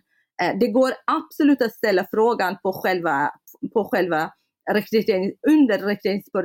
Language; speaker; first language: Swedish; non-native, fluent; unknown